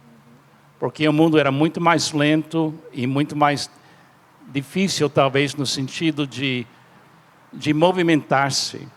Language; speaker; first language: Portuguese; non-native, fluent; English